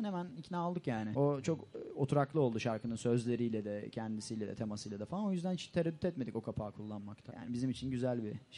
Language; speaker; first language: Turkish; native; Turkish